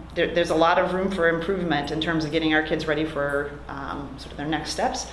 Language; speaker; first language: English; native; English